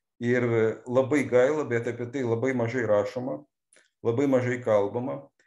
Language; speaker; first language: Lithuanian; non-native, local second language; Russian